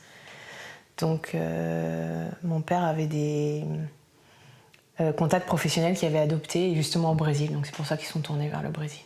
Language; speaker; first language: French; native; French